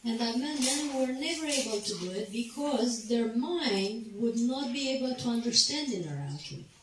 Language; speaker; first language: English; non-native, fluent; Romanian